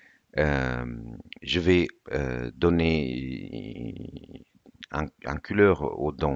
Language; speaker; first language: French; non-native, fluent; Italian